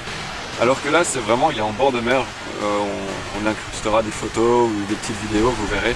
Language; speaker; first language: French; native; French